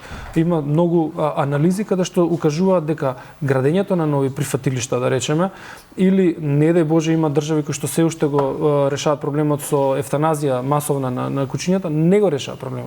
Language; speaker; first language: Macedonian; native; Macedonian